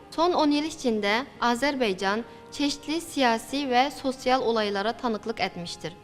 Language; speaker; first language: Turkish; non-native, fluent; Uyghur